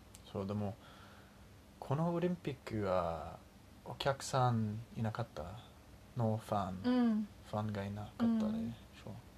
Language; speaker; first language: Japanese; non-native, learner; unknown